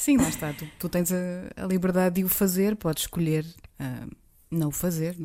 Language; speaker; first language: Portuguese; native; Portuguese